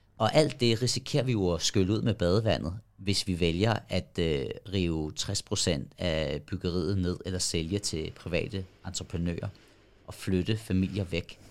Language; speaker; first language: Danish; early bilingual, other home language; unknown